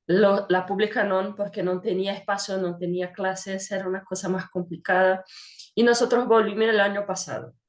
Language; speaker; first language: Spanish; non-native, fluent; Portuguese